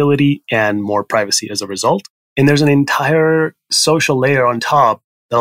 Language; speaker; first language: English; non-native, fluent; Spanish